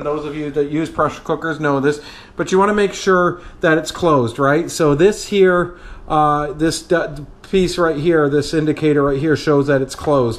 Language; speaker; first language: English; native; English